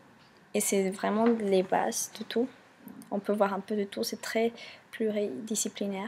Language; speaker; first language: French; non-native, fluent; Spanish